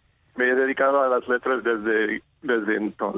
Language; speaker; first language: Spanish; non-native, fluent; English